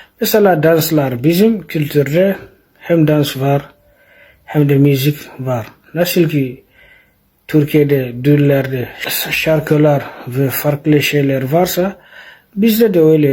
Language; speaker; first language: Turkish; non-native, fluent; Fula